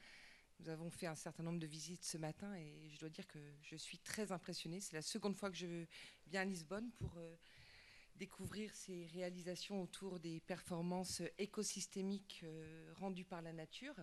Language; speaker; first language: French; native; French